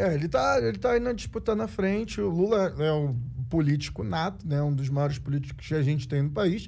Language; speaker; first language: Portuguese; native; Portuguese